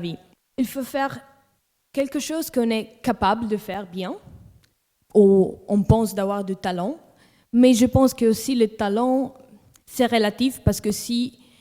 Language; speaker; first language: French; non-native, local second language; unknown